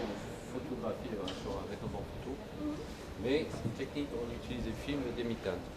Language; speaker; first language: French; native; French